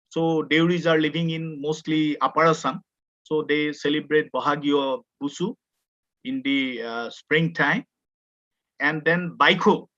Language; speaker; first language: English; non-native, local second language; Assamese